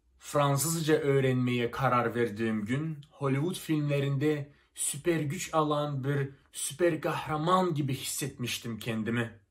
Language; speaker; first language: Turkish; non-native, fluent; Russian